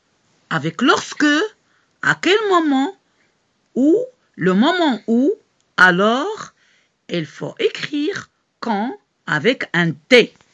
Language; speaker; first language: French; non-native, local second language; Arabic